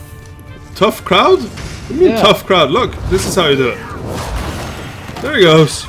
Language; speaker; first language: English; non-native, fluent; Norwegian